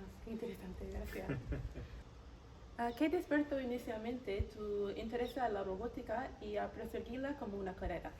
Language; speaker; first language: Spanish; non-native, learner; English